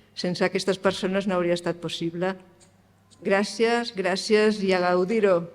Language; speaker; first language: Catalan; native; Catalan